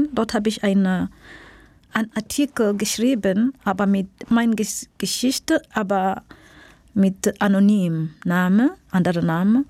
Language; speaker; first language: German; non-native, fluent; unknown